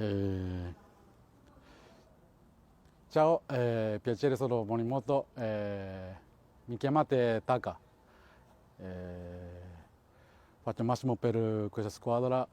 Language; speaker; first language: Italian; non-native, learner; Japanese